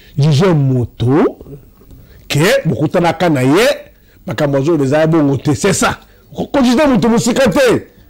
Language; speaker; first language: Lingala; non-native, local second language; Luba-Lulua